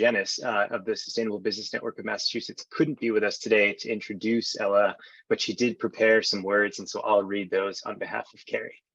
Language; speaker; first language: English; native; English